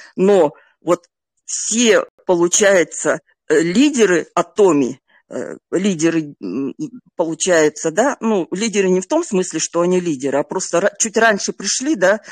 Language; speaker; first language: Russian; native; Russian